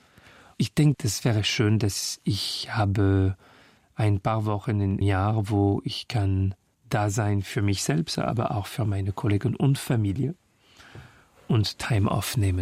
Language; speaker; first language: German; non-native, fluent; French